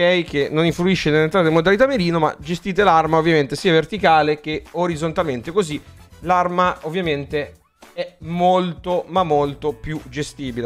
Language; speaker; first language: Italian; native; Italian